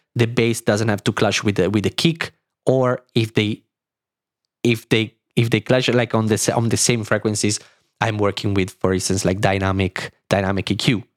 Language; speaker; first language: English; non-native, fluent; Italian